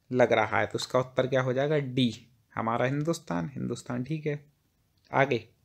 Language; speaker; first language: Hindi; native; Hindi